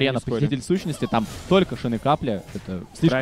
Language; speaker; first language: Russian; native; Russian